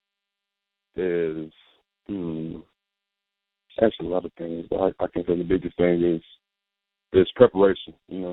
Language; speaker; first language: English; native; English